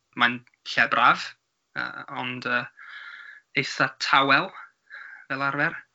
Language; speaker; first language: Welsh; non-native, learner; English